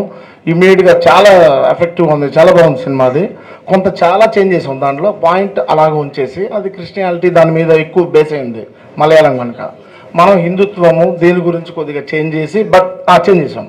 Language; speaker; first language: Telugu; native; Telugu